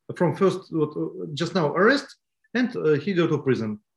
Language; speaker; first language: English; non-native, learner; Estonian